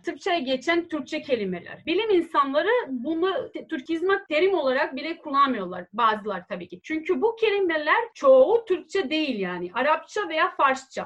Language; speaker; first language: Turkish; non-native, fluent; Serbian